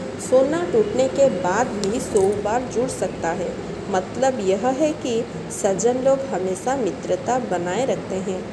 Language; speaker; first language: Hindi; non-native, local second language; Odia